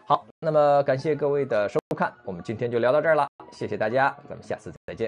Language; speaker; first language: Chinese; native; Chinese